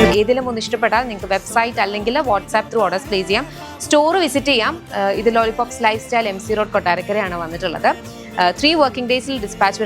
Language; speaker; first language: Malayalam; native; Malayalam